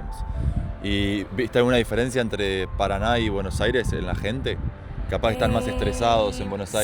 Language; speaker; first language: Spanish; native; Spanish